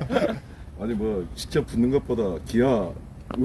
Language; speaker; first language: Korean; native; Korean